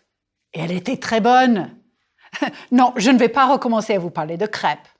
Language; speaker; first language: French; non-native, fluent; English